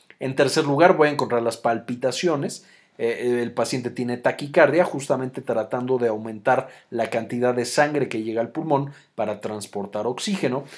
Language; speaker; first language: Spanish; native; Spanish